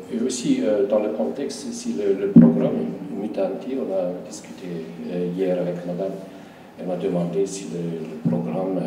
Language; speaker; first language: French; non-native, fluent; Hungarian